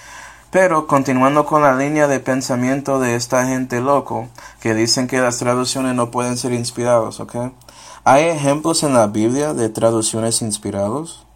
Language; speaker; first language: Spanish; non-native, fluent; English